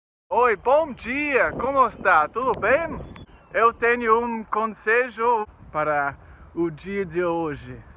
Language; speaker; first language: Portuguese; non-native, learner; English